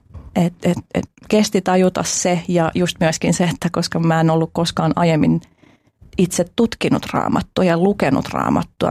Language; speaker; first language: Finnish; early bilingual, other home language; Albanian